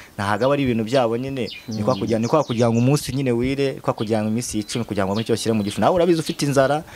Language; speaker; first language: Kinyarwanda; native; Kinyarwanda